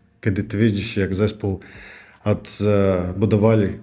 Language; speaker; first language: Polish; non-native, learner; Russian